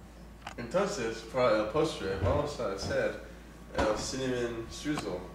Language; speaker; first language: Spanish; non-native, learner; English